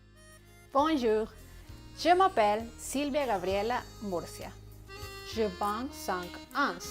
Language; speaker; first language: French; non-native, learner; Spanish